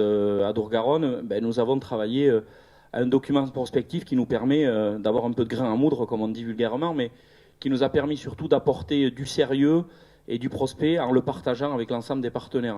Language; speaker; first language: French; native; French